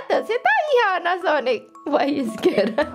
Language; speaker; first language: Finnish; non-native, learner; Indonesian